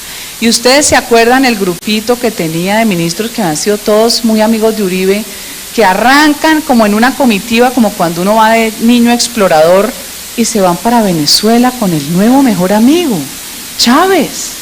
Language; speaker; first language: Spanish; native; Spanish